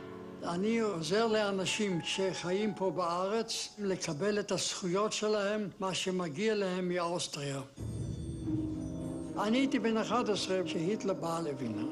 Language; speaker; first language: Hebrew; non-native, fluent; German